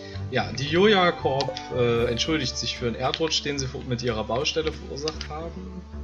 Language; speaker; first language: German; native; German